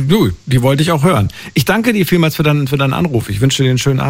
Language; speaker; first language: German; native; German